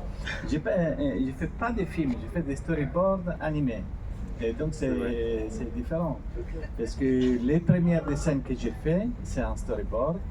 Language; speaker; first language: French; non-native, learner; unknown